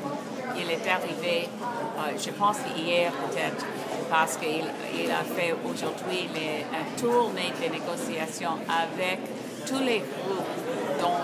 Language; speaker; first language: French; non-native, learner; English